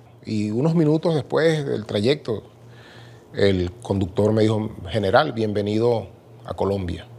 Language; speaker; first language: Spanish; native; Spanish